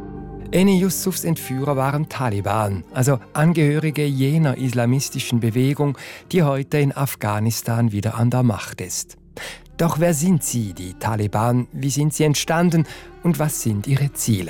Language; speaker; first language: German; native; German